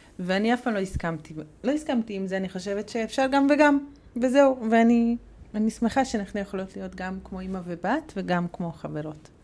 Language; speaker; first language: Hebrew; non-native, fluent; Hungarian